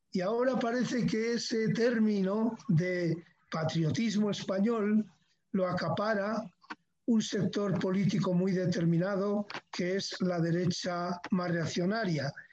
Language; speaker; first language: Spanish; native; Spanish